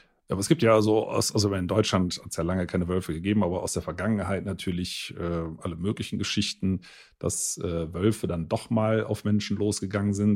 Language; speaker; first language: German; native; German